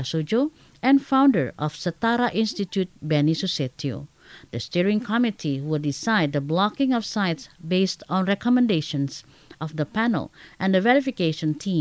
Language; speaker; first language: English; non-native, fluent; Indonesian